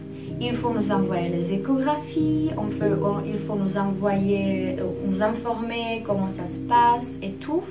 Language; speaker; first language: French; non-native, fluent; Czech